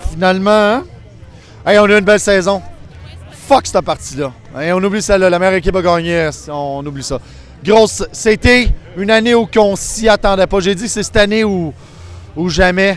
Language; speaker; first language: French; native; French